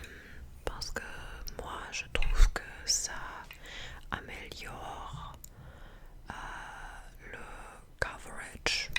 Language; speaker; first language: French; non-native, fluent; English